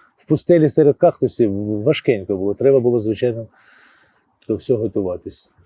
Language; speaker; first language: Ukrainian; native; Ukrainian